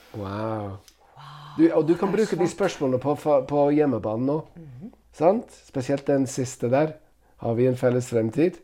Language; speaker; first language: Norwegian; non-native, fluent; English